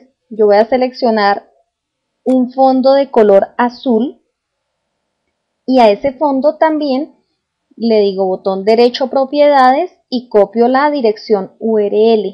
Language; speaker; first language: Spanish; native; Spanish